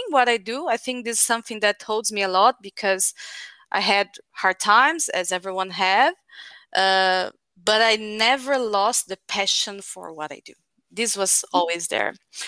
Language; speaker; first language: English; non-native, fluent; Portuguese